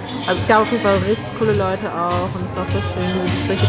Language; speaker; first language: German; native; German